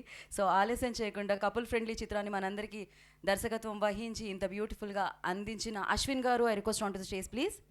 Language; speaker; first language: Telugu; native; Telugu